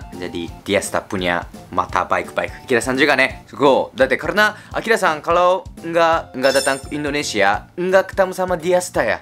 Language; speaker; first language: Indonesian; non-native, fluent; Japanese